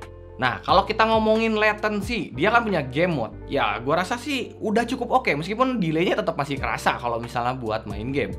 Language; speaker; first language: Indonesian; native; Indonesian